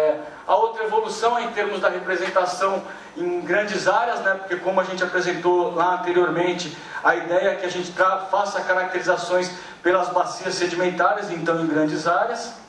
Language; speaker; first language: Portuguese; native; Portuguese